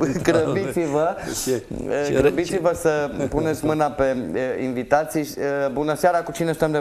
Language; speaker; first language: Romanian; native; Romanian